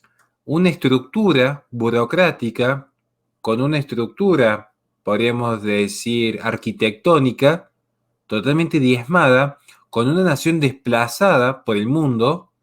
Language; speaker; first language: Spanish; native; Spanish